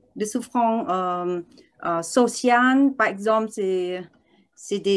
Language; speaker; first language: French; non-native, learner; Vietnamese